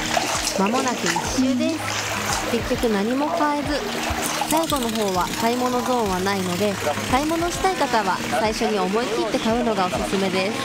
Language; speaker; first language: Japanese; native; Japanese